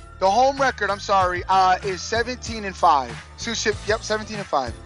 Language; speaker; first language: English; native; English